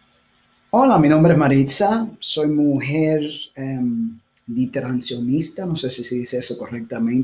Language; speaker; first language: Spanish; early bilingual, heritage; Spanish